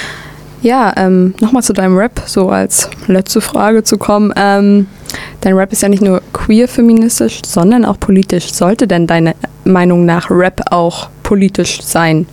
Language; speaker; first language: German; native; German